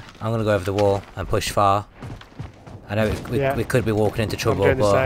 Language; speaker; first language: English; native; English